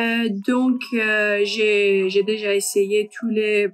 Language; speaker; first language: French; non-native, learner; Persian